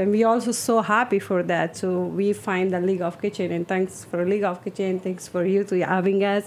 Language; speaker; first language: English; non-native, learner; Persian